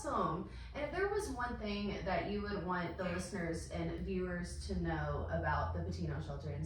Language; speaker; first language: English; native; English